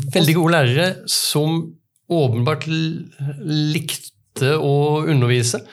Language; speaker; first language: Norwegian; native; Norwegian